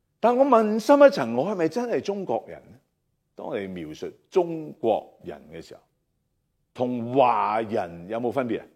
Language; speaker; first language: Chinese; non-native, local second language; Cantonese